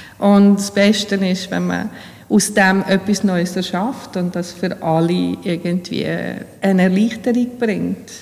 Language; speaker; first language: German; early bilingual, other home language; Bosnian